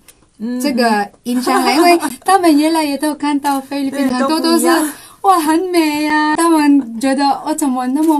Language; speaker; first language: Chinese; non-native, local second language; Cebuano